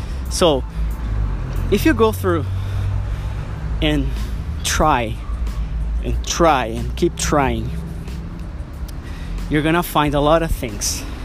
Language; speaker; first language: English; non-native, fluent; Portuguese